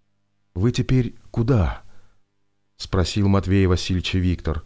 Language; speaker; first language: Russian; native; Russian